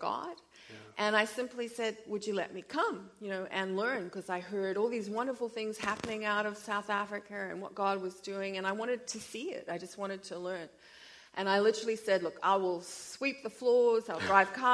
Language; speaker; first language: English; native; English